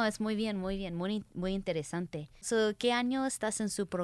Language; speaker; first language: Spanish; early bilingual, heritage; English